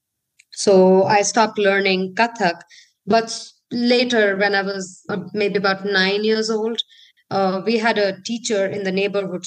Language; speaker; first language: English; non-native, local second language; Hindi